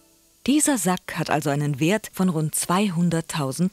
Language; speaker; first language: German; native; German